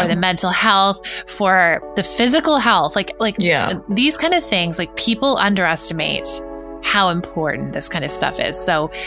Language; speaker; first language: English; native; English